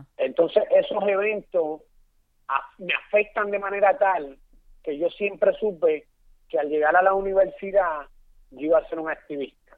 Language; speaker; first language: Spanish; native; Spanish